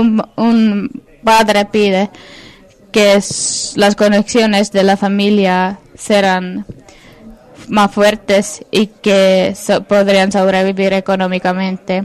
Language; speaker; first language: Spanish; non-native, fluent; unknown